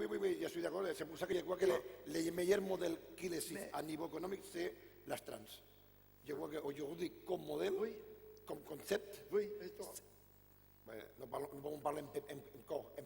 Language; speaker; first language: French; non-native, fluent; Catalan